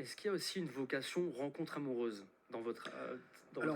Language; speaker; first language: French; native; French